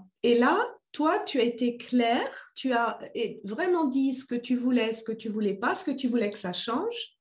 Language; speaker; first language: French; native; French